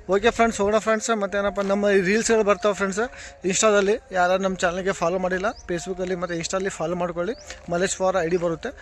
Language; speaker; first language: Kannada; non-native, local second language; Lambadi